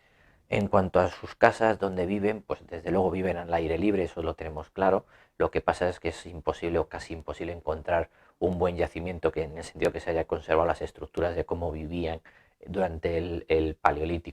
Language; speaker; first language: Spanish; native; Spanish